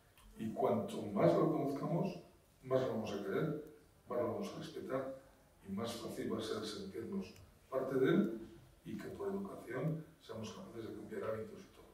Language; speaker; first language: Spanish; native; Spanish